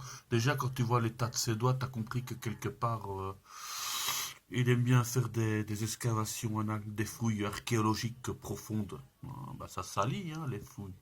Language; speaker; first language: French; native; French